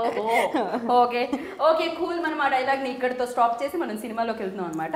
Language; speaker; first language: Telugu; native; Telugu